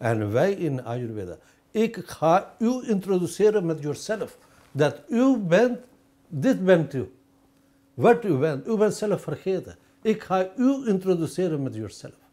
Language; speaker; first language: Dutch; non-native, fluent; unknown